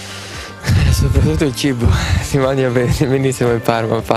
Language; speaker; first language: Italian; non-native, fluent; Swedish